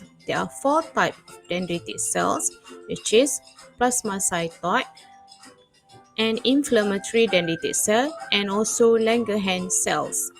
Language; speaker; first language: English; non-native, fluent; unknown